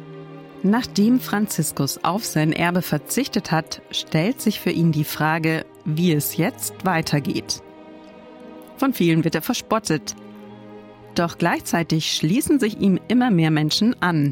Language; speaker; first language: German; native; German